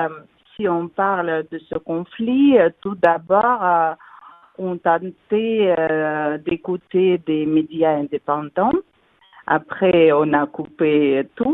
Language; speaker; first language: French; non-native, fluent; Russian